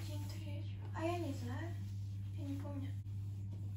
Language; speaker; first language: Russian; early bilingual, heritage; Russian